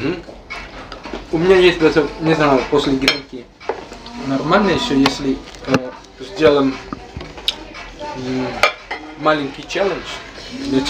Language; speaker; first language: Russian; non-native, fluent; Indonesian